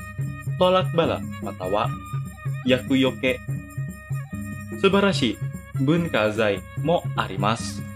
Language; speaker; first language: Japanese; non-native, fluent; Indonesian